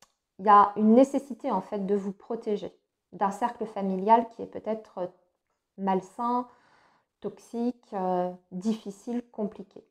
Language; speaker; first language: French; native; French